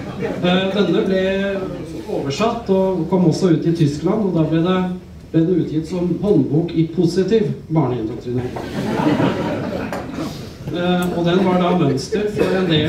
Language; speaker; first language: Norwegian; native; Norwegian